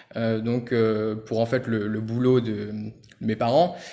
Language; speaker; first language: French; native; French